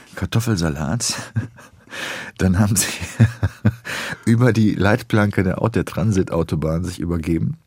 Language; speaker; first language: German; early bilingual, other home language; Polish